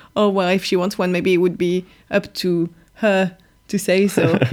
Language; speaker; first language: English; non-native, fluent; French